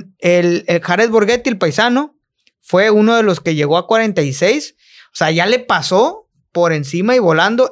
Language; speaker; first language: Spanish; native; Spanish